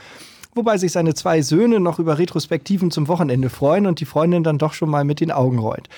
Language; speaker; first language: German; native; German